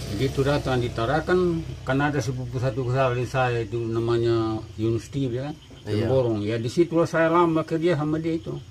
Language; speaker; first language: Indonesian; non-native, local second language; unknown